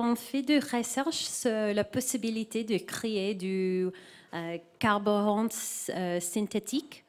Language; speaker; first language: French; non-native, learner; English